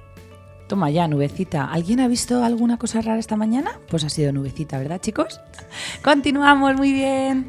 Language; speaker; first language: Spanish; native; Spanish